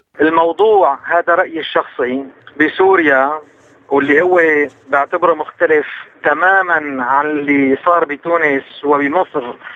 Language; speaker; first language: Arabic; native; Arabic